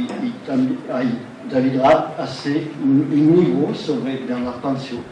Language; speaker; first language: Spanish; non-native, learner; French